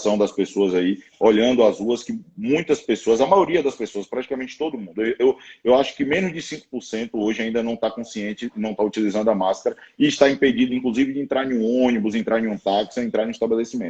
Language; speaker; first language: Portuguese; native; Portuguese